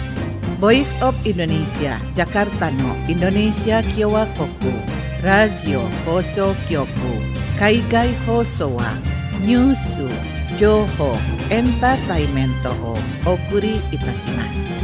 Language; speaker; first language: Japanese; non-native, fluent; Indonesian